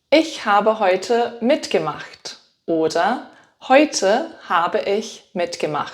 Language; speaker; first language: German; non-native, fluent; English